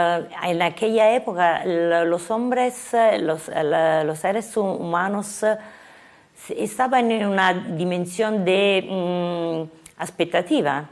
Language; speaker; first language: Spanish; non-native, fluent; Italian